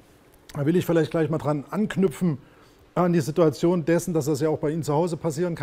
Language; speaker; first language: German; native; German